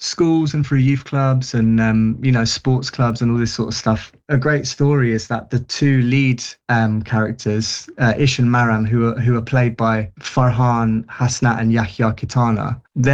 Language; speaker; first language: English; native; English